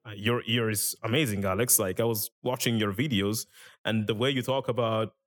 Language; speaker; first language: English; non-native, fluent; Italian